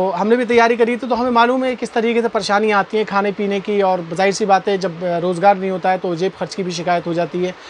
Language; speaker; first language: Hindi; native; Hindi